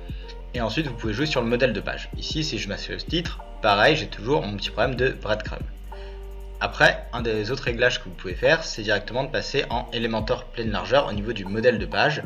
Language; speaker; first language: French; native; French